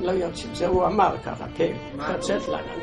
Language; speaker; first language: Hebrew; non-native, fluent; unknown